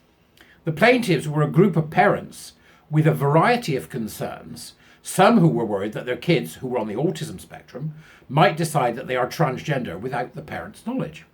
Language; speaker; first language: English; native; English